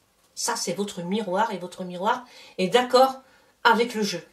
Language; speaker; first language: French; native; French